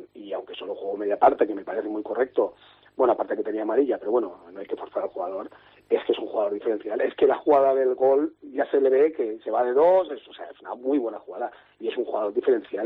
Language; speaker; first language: Spanish; native; Spanish